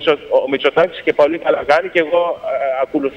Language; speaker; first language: Greek; native; Greek